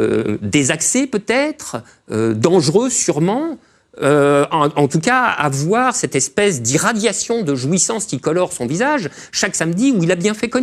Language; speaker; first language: French; native; French